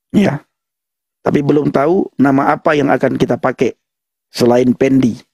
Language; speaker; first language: Indonesian; non-native, local second language; Achinese